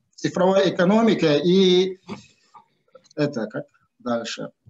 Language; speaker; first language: Russian; non-native, local second language; Uzbek